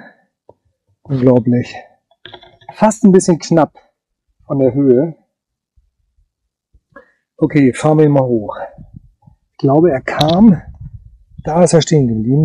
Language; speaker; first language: German; native; German